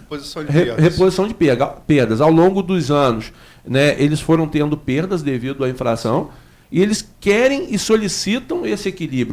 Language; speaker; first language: Portuguese; native; Portuguese